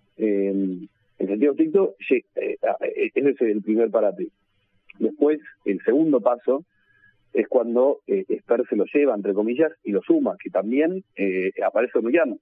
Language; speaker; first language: Spanish; native; Spanish